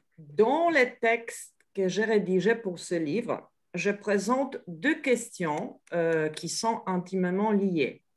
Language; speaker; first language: French; non-native, fluent; Polish